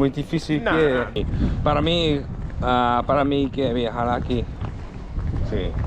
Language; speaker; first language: Spanish; non-native, learner; Korean